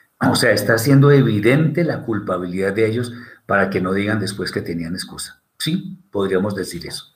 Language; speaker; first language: Spanish; native; Spanish